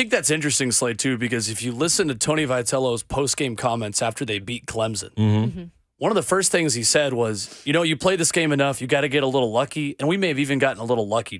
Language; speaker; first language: English; native; English